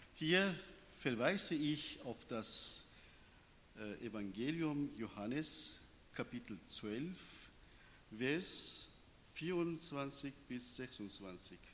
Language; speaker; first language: German; non-native, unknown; Persian